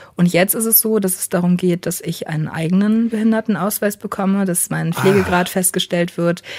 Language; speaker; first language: German; native; German